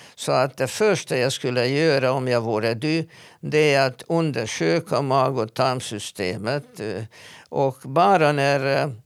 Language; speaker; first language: Swedish; non-native, fluent; Hungarian